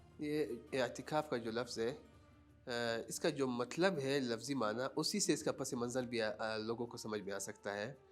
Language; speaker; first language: Urdu; non-native, local second language; Pashto